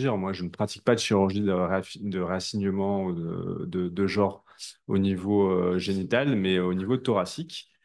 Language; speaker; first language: French; native; French